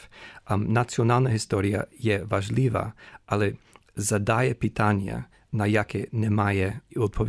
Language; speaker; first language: Ukrainian; non-native, fluent; English